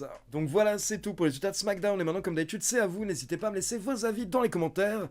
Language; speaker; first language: French; native; French